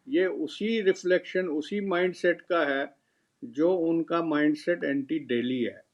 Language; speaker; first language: Urdu; non-native, local second language; Kashmiri